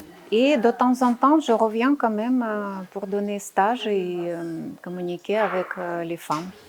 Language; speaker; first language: French; non-native, learner; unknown